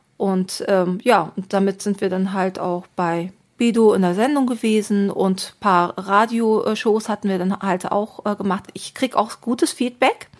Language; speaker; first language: German; early bilingual, other home language; Turkish